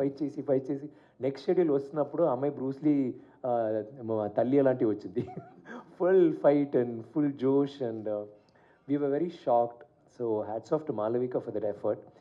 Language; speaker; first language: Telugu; non-native, learner; Tamil